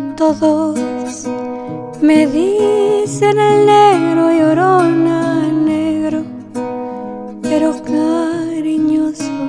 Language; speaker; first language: German; non-native, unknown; Spanish